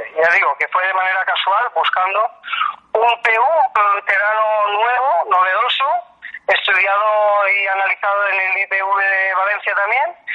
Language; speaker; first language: Spanish; native; Spanish